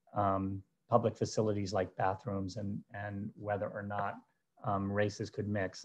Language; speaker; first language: English; native; English